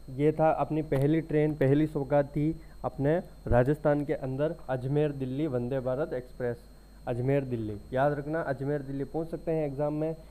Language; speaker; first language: Hindi; native; Hindi